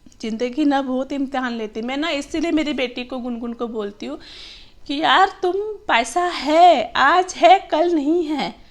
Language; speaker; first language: Hindi; non-native, local second language; Gujarati